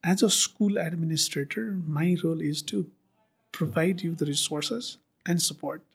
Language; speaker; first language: English; non-native, local second language; Nepali